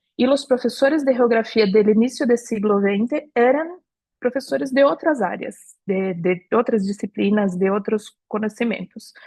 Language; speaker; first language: Spanish; non-native, fluent; Portuguese